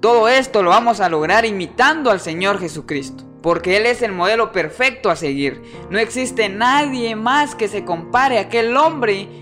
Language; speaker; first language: Spanish; native; Spanish